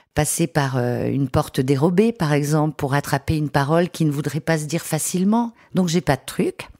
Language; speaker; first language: French; native; French